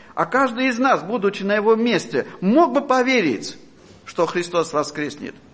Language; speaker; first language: Russian; non-native, fluent; Armenian